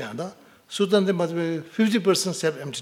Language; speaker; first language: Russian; non-native, learner; Tibetan